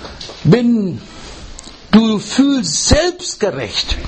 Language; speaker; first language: German; non-native, learner; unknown